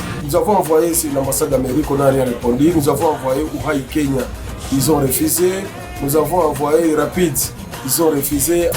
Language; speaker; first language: French; non-native, local second language; Swahili